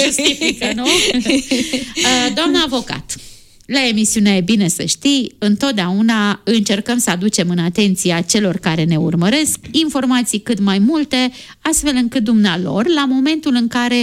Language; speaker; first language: Romanian; native; Romanian